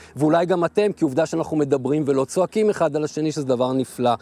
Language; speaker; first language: Hebrew; native; Hebrew